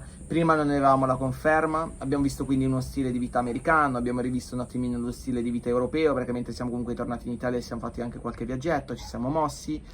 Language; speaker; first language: Italian; native; Italian